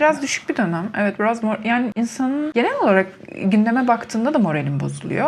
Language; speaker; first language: Turkish; native; Turkish